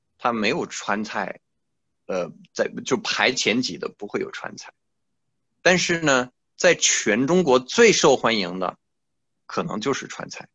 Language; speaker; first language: Chinese; non-native, fluent; French